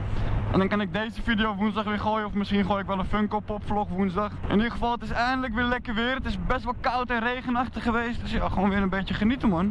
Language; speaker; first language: Dutch; native; Dutch